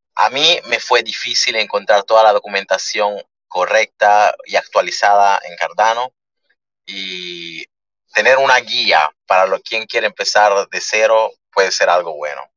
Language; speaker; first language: Spanish; early bilingual, other home language; Italian